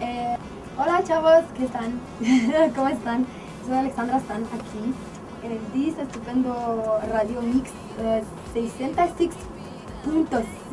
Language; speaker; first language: Spanish; non-native, learner; Romanian